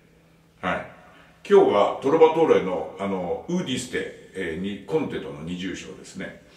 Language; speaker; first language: Japanese; native; Japanese